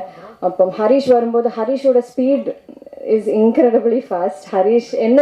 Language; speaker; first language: Tamil; non-native, learner; Malayalam